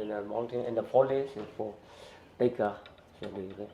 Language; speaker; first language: English; non-native, learner; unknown